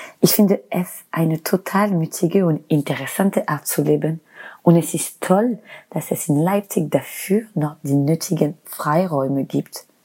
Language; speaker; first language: German; non-native, fluent; French